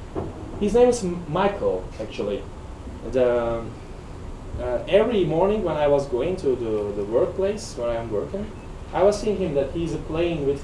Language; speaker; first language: English; non-native, learner; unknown